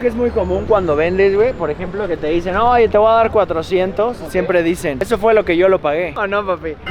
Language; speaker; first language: Spanish; native; Spanish